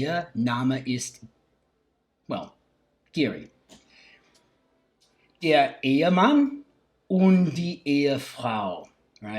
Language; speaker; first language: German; non-native, learner; English